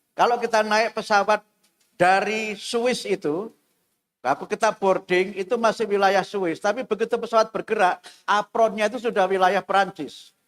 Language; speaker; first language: Indonesian; non-native, local second language; Javanese